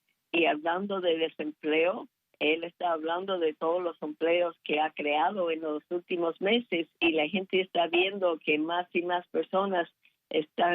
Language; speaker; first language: Spanish; non-native, fluent; English